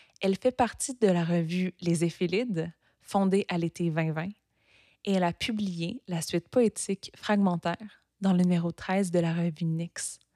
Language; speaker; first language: French; native; French